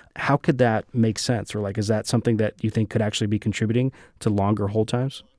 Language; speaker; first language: English; native; English